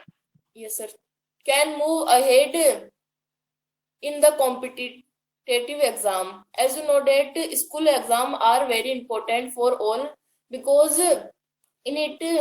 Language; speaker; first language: English; non-native, learner; Hindi